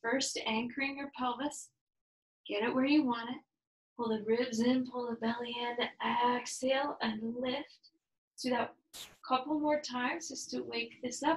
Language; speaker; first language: English; native; English